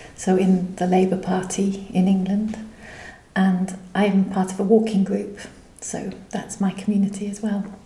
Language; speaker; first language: English; native; English